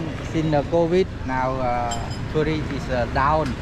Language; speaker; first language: English; non-native, learner; Khmer